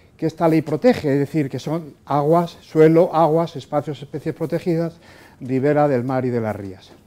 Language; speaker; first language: Spanish; native; Spanish